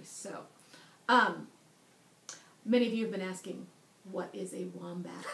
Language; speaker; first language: English; native; English